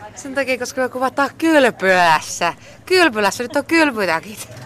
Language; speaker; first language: Finnish; native; Finnish